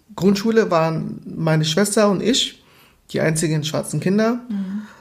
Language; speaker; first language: German; early bilingual, other home language; Portuguese